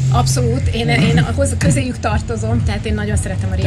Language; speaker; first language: Hungarian; native; Hungarian